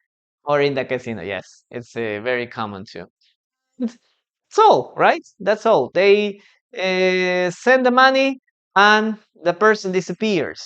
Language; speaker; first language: English; non-native, fluent; Spanish